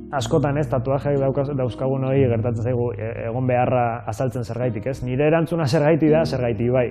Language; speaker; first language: Basque; non-native, local second language; Spanish